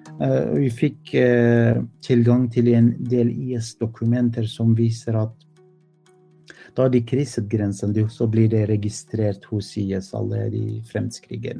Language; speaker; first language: Norwegian; non-native, fluent; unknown